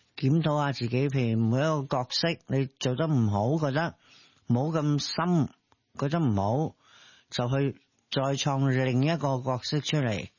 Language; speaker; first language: Cantonese; native; Cantonese